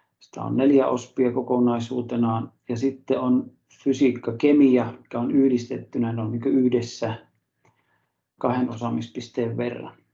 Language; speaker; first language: Finnish; native; Finnish